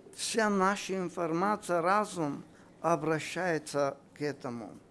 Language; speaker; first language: Russian; non-native, local second language; Armenian